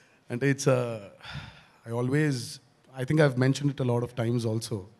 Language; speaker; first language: English; non-native, local second language; Telugu